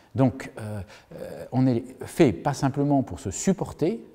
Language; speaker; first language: French; native; French